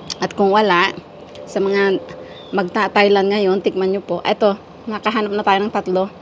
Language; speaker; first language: Filipino; non-native, local second language; Iloko